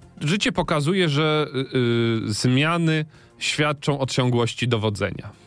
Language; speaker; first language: Polish; native; Polish